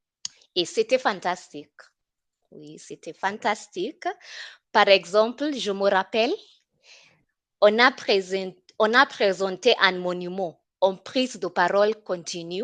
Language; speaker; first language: French; non-native, fluent; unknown